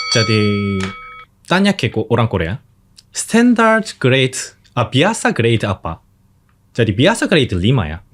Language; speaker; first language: Indonesian; non-native, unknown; Korean